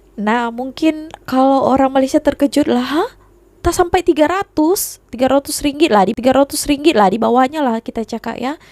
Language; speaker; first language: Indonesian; native; Indonesian